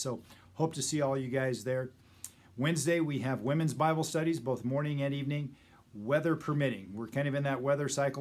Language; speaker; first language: English; native; English